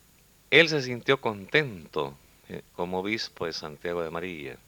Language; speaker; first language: Spanish; native; Spanish